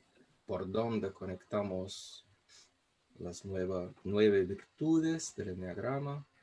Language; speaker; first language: Spanish; non-native, fluent; Portuguese